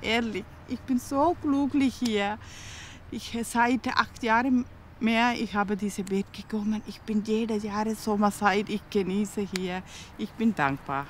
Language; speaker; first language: German; non-native, learner; Tamil